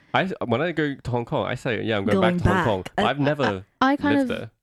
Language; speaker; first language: English; native; English